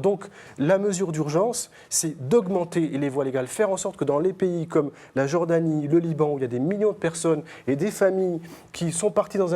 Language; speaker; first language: French; native; French